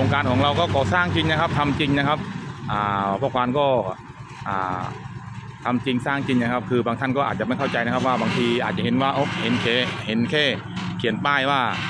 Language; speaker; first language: Thai; non-native, local second language; Northeastern Thai